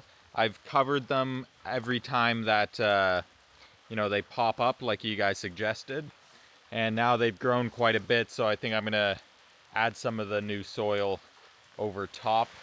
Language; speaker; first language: English; native; English